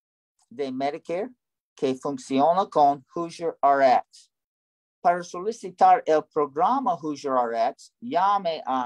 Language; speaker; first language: Spanish; non-native, learner; English